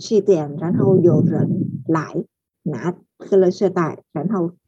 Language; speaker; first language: Chinese; non-native, fluent; Vietnamese